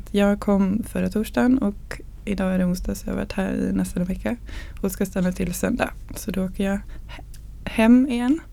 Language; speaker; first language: Swedish; native; Swedish